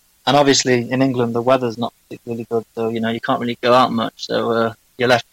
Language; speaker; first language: English; native; English